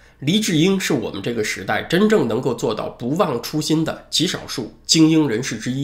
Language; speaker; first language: Chinese; native; Chinese